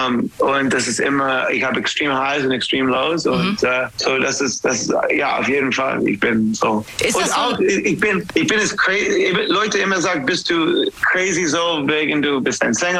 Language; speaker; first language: German; non-native, learner; English